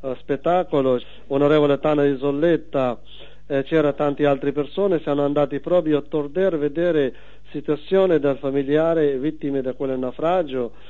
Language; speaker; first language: Italian; non-native, learner; Urdu